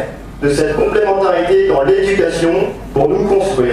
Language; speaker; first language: French; native; French